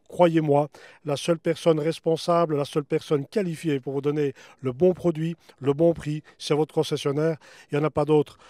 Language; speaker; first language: French; native; French